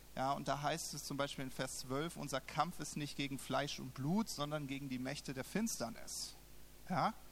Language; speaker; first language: German; native; German